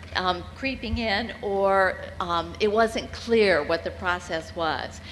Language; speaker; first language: English; native; English